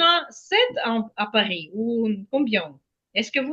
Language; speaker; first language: French; non-native, fluent; Ukrainian